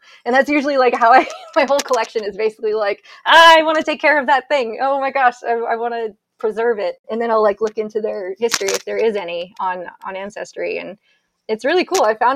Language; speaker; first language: English; native; English